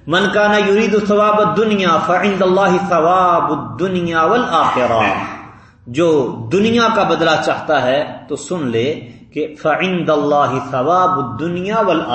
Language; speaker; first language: Urdu; non-native, local second language; Punjabi